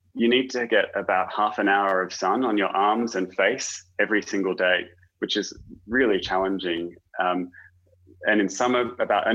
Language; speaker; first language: English; native; English